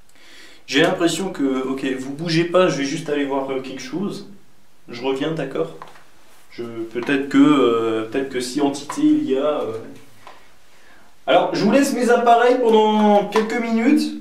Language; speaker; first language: French; native; French